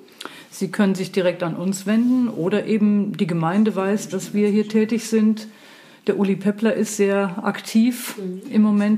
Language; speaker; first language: German; native; German